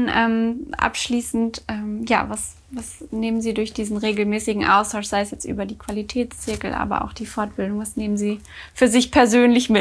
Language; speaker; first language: German; native; German